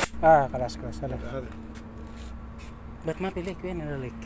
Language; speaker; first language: Arabic; non-native, learner; Filipino